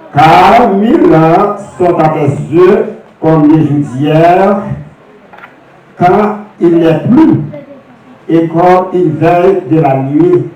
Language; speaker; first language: French; non-native, local second language; Haitian Creole